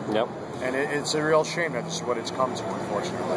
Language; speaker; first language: English; native; English